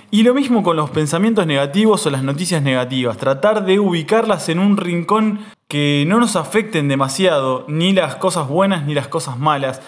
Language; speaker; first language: Spanish; native; Spanish